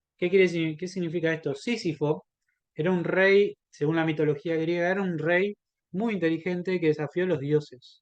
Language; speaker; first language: Spanish; native; Spanish